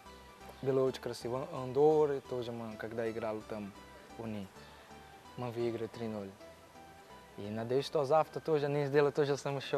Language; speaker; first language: Russian; non-native, learner; Portuguese